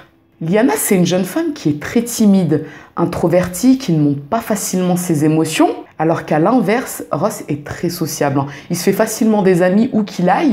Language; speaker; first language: French; native; French